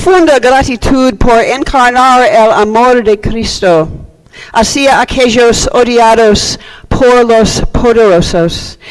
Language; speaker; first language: Spanish; non-native, fluent; English